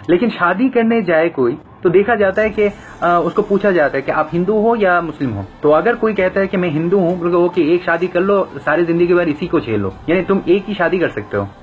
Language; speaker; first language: Hindi; non-native, fluent; Bangla